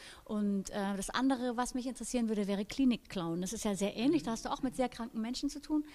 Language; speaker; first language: German; native; German